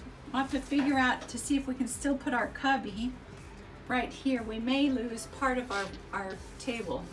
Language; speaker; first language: English; native; English